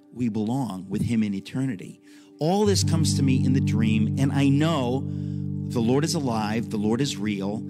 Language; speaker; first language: English; native; English